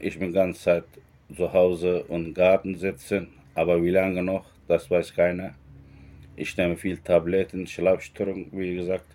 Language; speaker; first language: German; non-native, learner; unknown